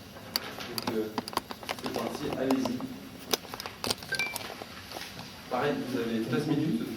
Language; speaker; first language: French; native; French